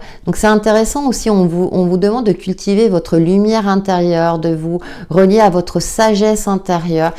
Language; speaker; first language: French; native; French